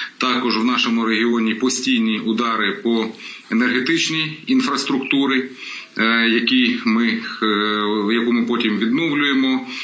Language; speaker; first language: Ukrainian; non-native, local second language; Russian